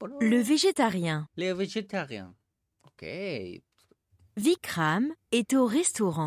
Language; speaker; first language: French; non-native, learner; Spanish